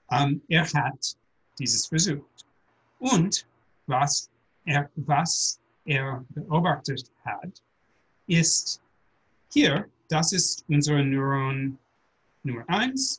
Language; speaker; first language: German; non-native, learner; English